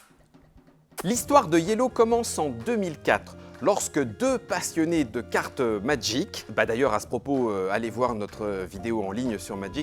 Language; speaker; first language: French; native; French